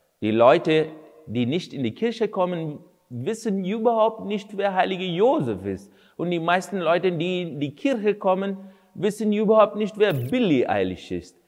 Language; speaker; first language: German; non-native, fluent; Kannada